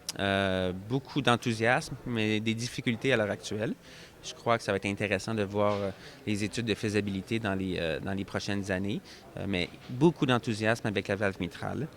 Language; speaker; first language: French; native; French